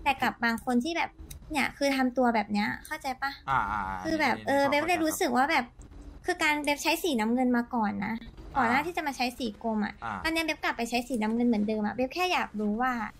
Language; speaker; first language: Thai; native; Thai